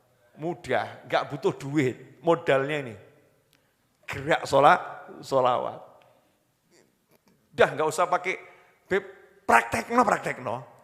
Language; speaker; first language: Indonesian; native; Indonesian